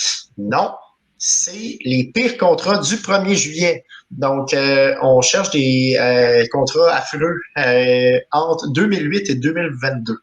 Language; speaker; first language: French; native; French